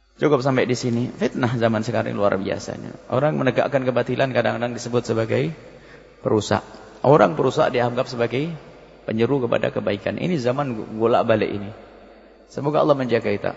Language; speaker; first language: Indonesian; non-native, local second language; Javanese